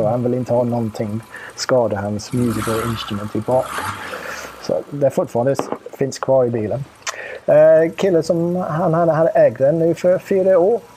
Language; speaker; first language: Swedish; non-native, fluent; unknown